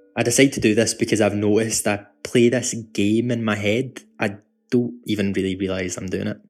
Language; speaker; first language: English; native; English